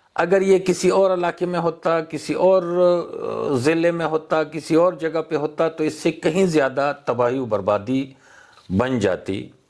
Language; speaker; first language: Urdu; non-native, local second language; Pashto